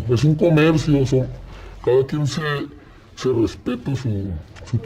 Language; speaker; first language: Spanish; native; Spanish